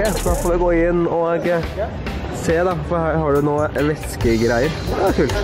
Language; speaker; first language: Norwegian; native; Norwegian